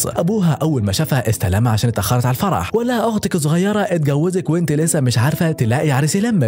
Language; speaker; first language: Arabic; native; Arabic